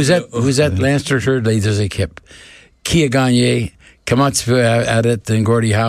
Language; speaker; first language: French; non-native, learner; English